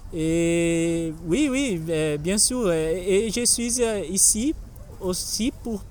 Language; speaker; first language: French; non-native, learner; Portuguese